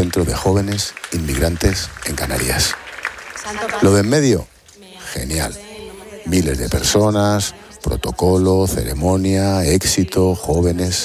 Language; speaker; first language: Spanish; native; Spanish